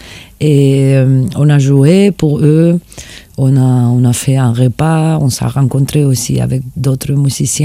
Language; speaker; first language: French; non-native, fluent; Spanish